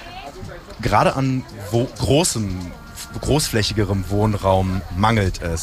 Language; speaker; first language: German; native; German